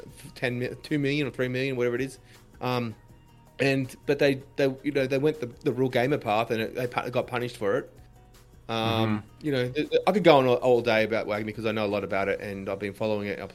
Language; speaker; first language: English; native; English